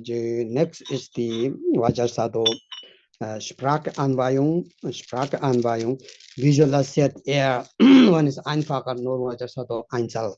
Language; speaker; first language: German; non-native, fluent; Tibetan